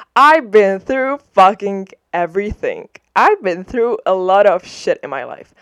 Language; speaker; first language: English; non-native, fluent; Czech